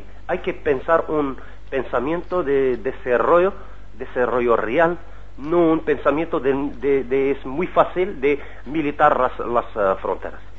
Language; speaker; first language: Spanish; non-native, learner; Arabic